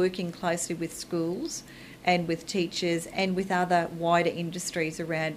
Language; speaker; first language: English; native; English